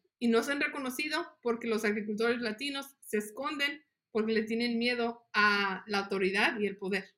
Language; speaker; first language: Spanish; early bilingual, heritage; Spanish